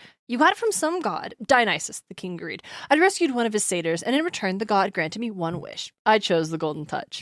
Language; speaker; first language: English; native; English